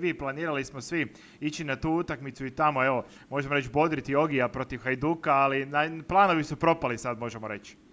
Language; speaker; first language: Croatian; native; Croatian